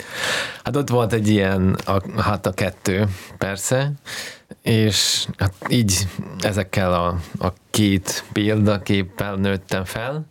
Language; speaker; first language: Hungarian; non-native, fluent; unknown